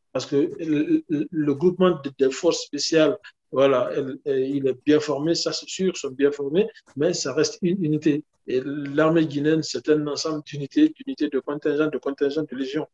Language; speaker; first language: French; non-native, local second language; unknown